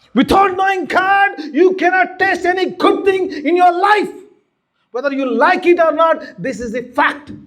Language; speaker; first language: English; non-native, local second language; Telugu